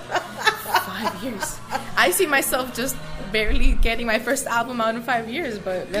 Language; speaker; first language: English; non-native, fluent; Spanish